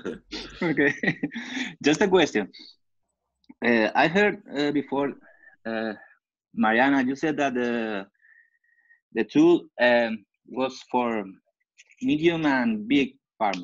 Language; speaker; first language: English; non-native, fluent; Spanish